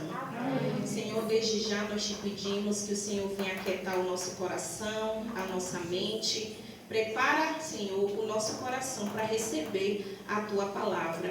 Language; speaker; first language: Portuguese; native; Portuguese